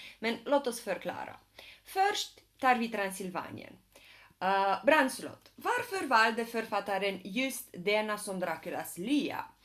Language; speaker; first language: Swedish; non-native, fluent; Romanian